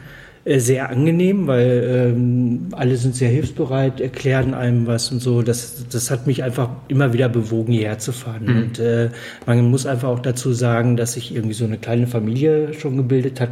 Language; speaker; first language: German; native; German